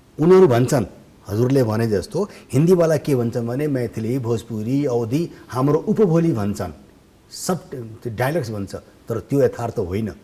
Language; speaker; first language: Nepali; non-native, local second language; Bhojpuri